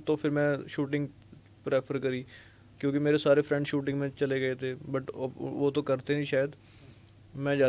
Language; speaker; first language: Hindi; non-native, local second language; Punjabi